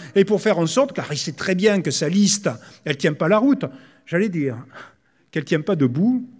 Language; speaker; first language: French; native; French